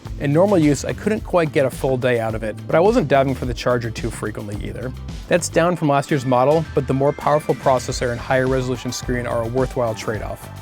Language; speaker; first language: English; native; English